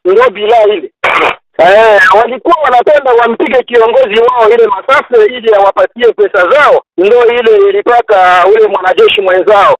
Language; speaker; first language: Swahili; native; Swahili